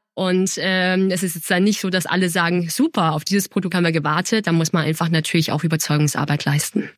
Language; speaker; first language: German; early bilingual, other home language; Chinese